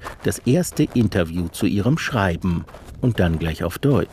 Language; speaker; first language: German; native; German